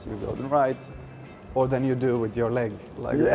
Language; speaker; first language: English; non-native, fluent; Finnish